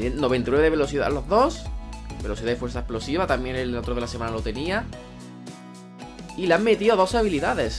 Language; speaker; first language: Spanish; native; Spanish